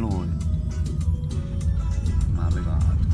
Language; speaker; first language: Italian; native; Italian